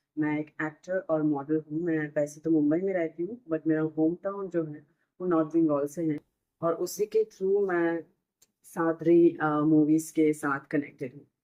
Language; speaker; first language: Hindi; non-native, local second language; Bangla